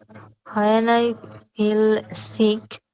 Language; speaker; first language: English; non-native, learner; Bangla